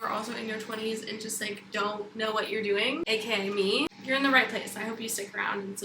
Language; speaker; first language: English; native; English